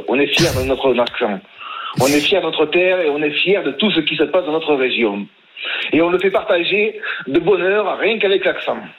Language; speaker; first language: French; native; French